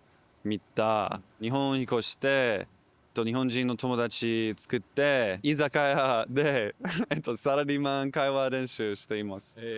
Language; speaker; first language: Japanese; non-native, learner; English